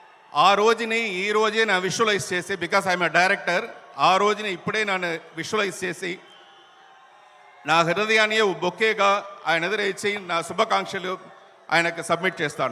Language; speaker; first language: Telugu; non-native, local second language; Tamil